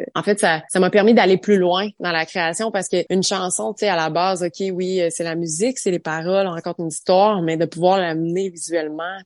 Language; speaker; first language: French; native; French